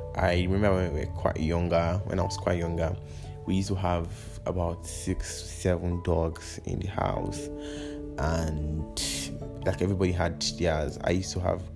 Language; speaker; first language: English; non-native, local second language; Yoruba